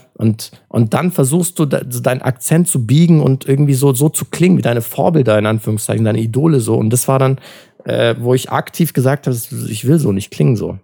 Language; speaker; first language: German; early bilingual, other home language; Turkish